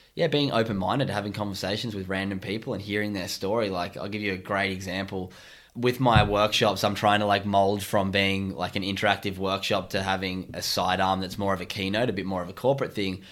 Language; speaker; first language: English; native; English